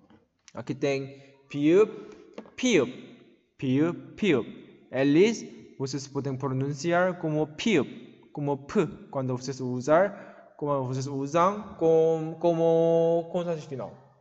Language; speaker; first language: Portuguese; non-native, learner; Korean